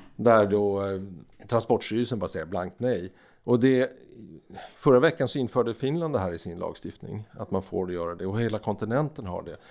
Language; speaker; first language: Swedish; native; Swedish